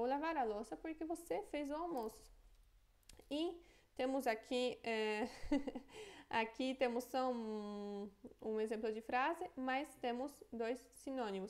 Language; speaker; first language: Portuguese; non-native, fluent; Polish